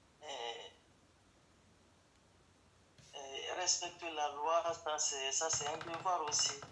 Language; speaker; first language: French; non-native, fluent; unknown